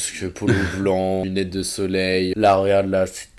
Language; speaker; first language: French; native; French